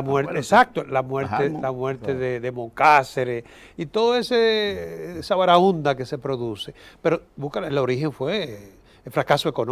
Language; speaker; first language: Spanish; native; Spanish